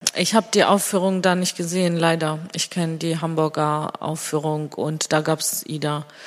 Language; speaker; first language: German; non-native, fluent; Georgian